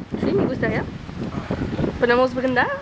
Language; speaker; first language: Spanish; non-native, learner; French